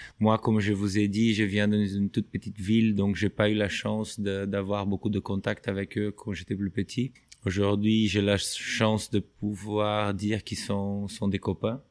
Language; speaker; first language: French; non-native, fluent; Portuguese